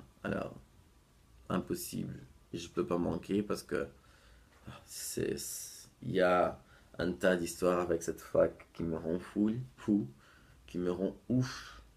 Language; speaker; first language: French; non-native, fluent; Portuguese